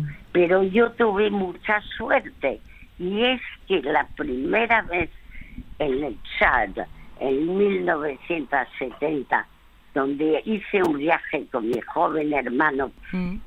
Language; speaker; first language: Spanish; early bilingual, other home language; French